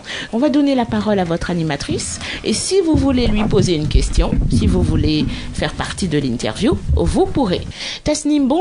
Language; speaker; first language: French; native; French